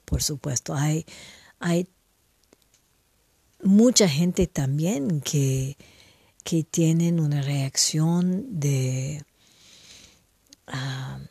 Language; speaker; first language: Spanish; non-native, fluent; French